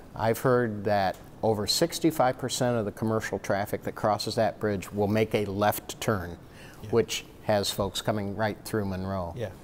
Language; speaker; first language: English; native; English